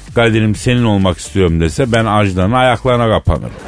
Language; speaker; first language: Turkish; non-native, fluent; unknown